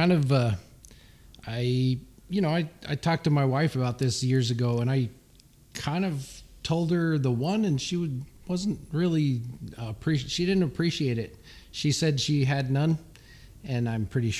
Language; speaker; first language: English; early bilingual, other home language; Swedish